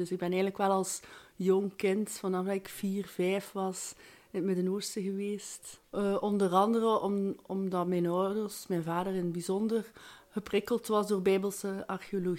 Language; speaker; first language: Dutch; native; Dutch